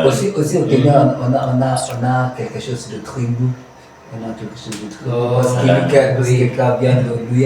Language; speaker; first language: French; non-native, learner; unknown